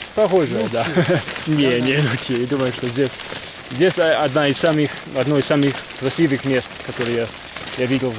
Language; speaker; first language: Russian; non-native, fluent; English